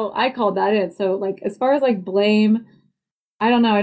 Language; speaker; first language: English; native; English